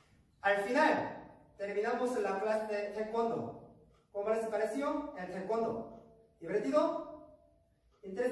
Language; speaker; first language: Spanish; non-native, learner; Korean